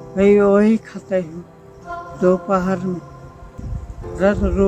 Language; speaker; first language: Hindi; non-native, local second language; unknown